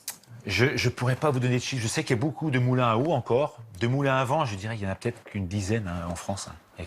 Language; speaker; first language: French; native; French